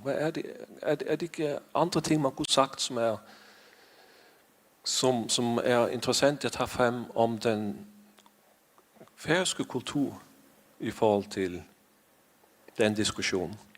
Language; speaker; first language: Danish; non-native, fluent; Faroese